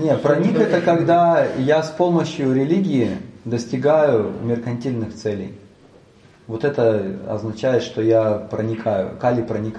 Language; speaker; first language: Russian; native; Russian